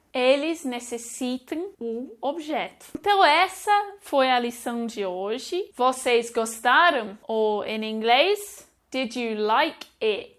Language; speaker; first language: Portuguese; non-native, fluent; English